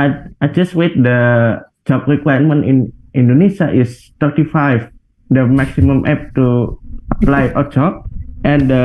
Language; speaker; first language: English; non-native, learner; Indonesian